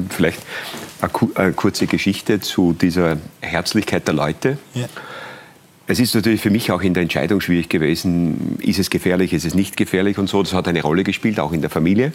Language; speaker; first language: German; native; German